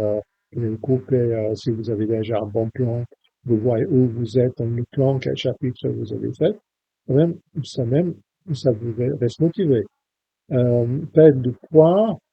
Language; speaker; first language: French; non-native, fluent; English